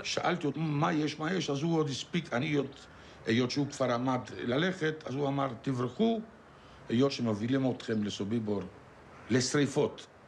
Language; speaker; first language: Hebrew; non-native, fluent; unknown